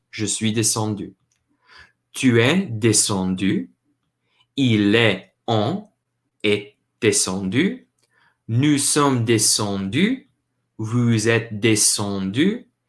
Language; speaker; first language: French; non-native, learner; English